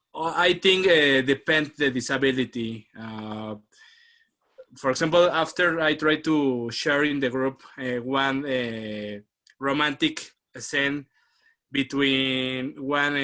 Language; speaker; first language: English; non-native, learner; Spanish